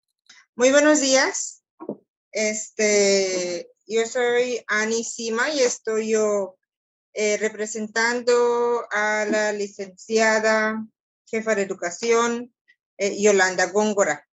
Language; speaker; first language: Spanish; non-native, local second language; English